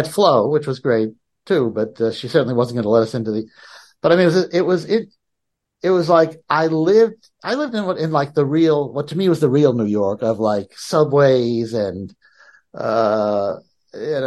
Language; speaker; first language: English; native; English